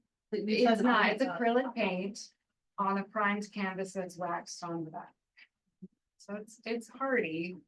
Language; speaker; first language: English; native; English